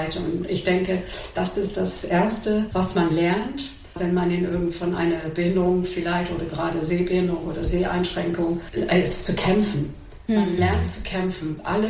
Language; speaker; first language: German; non-native, fluent; English